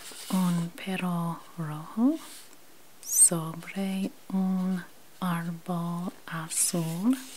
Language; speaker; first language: Spanish; non-native, learner; English